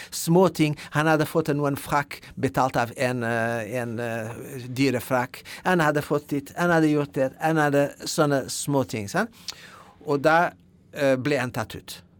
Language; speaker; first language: Norwegian; non-native, fluent; French